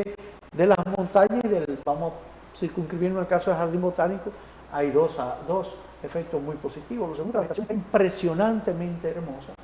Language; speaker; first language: Spanish; native; Spanish